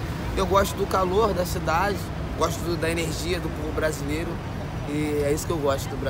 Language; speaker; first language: Portuguese; native; Portuguese